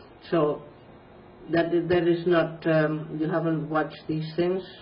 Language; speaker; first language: English; non-native, fluent; Spanish